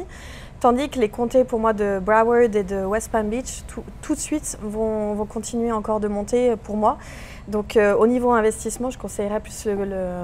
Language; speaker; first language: French; native; French